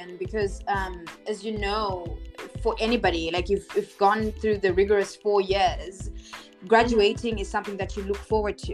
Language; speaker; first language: English; non-native, local second language; Shona